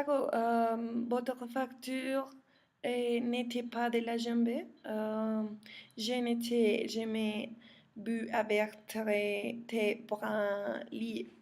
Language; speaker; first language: French; non-native, learner; Spanish